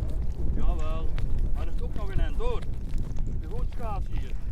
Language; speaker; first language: Dutch; native; Dutch